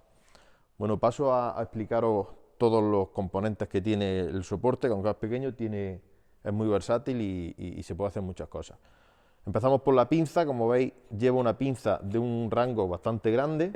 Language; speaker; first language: Spanish; native; Spanish